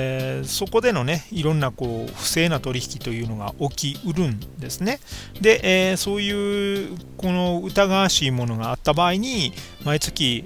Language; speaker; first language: Japanese; native; Japanese